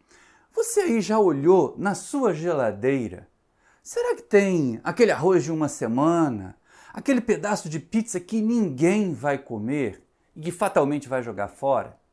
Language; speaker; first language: Portuguese; native; Portuguese